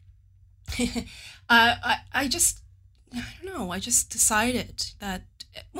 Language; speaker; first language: English; native; English